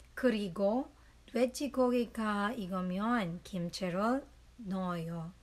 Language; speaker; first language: Korean; non-native, learner; Filipino